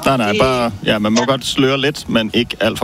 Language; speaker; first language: Danish; native; Danish